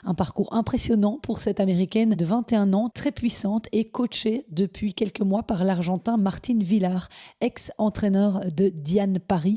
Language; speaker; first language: French; native; French